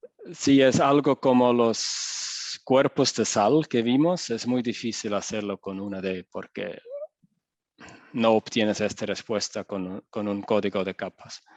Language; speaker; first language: Spanish; non-native, fluent; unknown